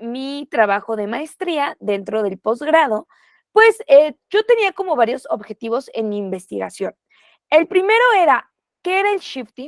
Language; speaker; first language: Spanish; native; Spanish